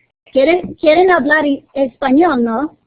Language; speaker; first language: Spanish; non-native, fluent; English